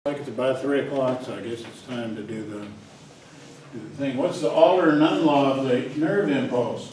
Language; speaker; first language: English; native; English